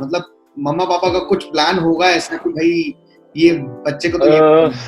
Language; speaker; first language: Hindi; native; Hindi